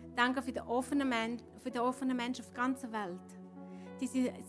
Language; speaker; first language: German; non-native, fluent; Ukrainian